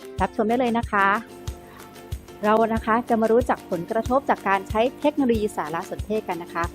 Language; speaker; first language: Thai; native; Thai